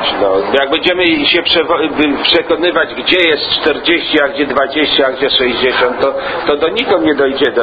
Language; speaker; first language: Polish; native; Polish